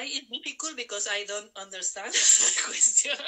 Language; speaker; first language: English; non-native, learner; Spanish